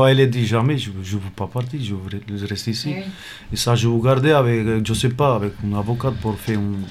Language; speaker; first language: French; non-native, learner; Romany